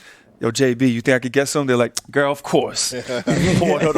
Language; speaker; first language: English; native; English